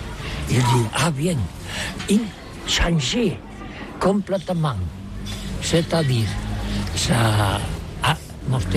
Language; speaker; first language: French; non-native, learner; Catalan